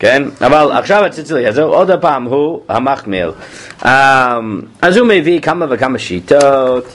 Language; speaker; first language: Hebrew; non-native, fluent; English